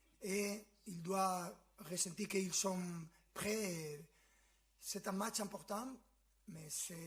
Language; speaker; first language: French; non-native, fluent; Spanish